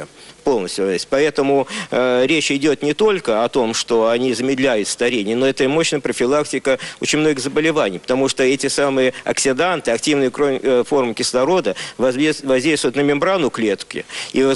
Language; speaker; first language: Russian; native; Russian